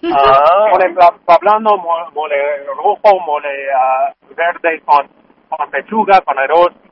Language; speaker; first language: Spanish; non-native, fluent; English